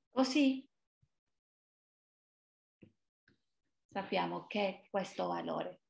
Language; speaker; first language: Italian; non-native, fluent; Spanish